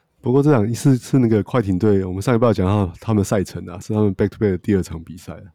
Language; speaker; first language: Chinese; native; Chinese